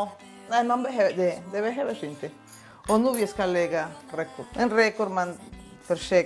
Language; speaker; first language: Swedish; non-native, learner; Spanish